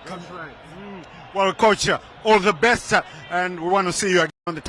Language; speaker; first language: English; non-native, local second language; Shona